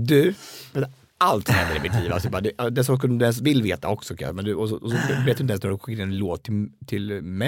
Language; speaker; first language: Swedish; native; Swedish